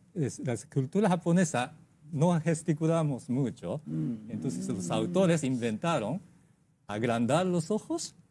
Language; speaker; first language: Spanish; non-native, fluent; Japanese